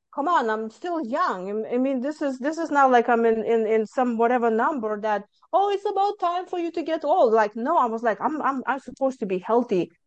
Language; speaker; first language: English; non-native, fluent; Lithuanian